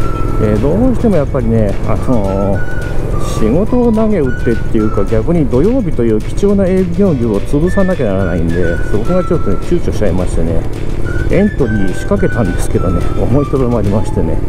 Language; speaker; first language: Japanese; native; Japanese